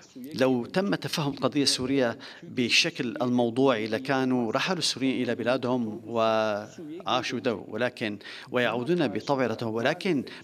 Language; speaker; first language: Arabic; non-native, fluent; Turkish